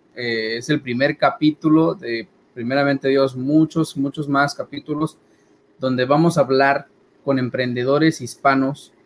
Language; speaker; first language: Spanish; native; Spanish